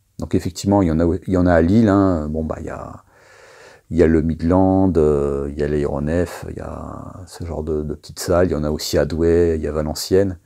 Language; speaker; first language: French; native; French